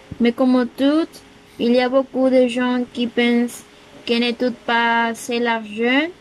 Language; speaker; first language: French; non-native, learner; Spanish